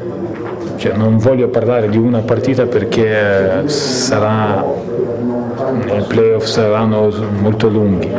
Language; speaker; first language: Italian; non-native, fluent; Lithuanian